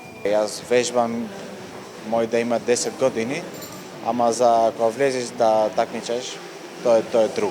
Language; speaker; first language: Macedonian; non-native, local second language; Albanian